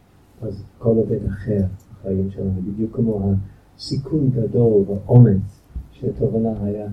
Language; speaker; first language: Hebrew; non-native, fluent; English